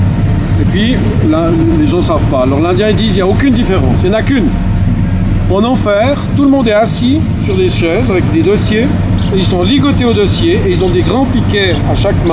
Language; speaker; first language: French; native; French